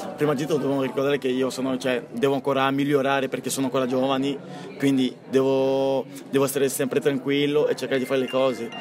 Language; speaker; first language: Italian; non-native, fluent; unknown